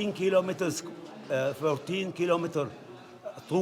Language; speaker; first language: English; non-native, learner; Arabic